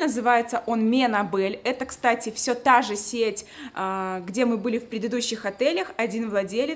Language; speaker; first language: Russian; native; Russian